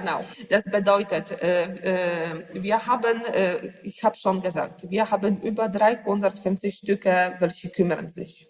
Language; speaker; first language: German; non-native, learner; Polish